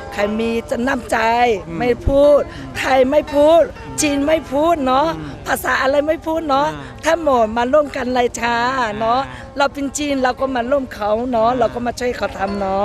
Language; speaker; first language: Thai; non-native, learner; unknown